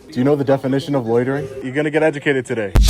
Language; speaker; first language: English; native; English